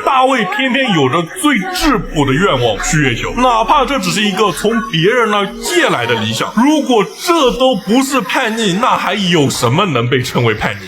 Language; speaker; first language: Chinese; native; Chinese